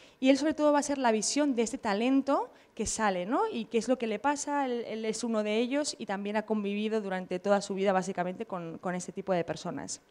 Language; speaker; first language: Spanish; native; Spanish